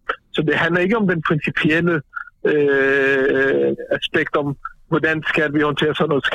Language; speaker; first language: Danish; non-native, fluent; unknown